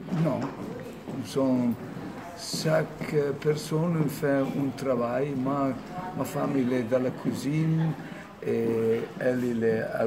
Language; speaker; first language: French; non-native, learner; Italian